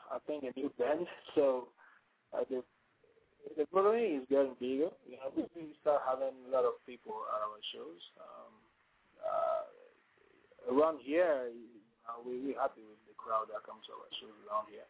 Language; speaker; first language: English; non-native, fluent; Ewe